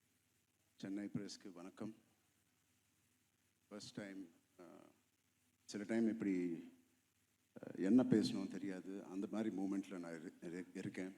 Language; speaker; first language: Tamil; non-native, local second language; Telugu